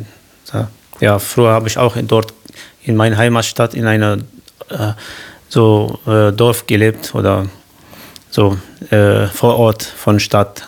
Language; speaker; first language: German; non-native, fluent; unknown